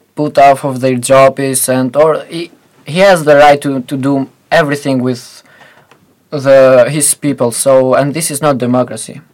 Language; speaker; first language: English; non-native, fluent; Albanian